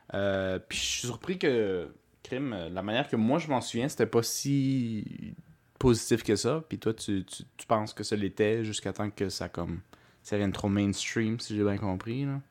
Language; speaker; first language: French; native; French